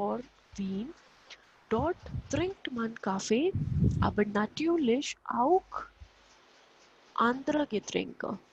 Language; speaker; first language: German; non-native, fluent; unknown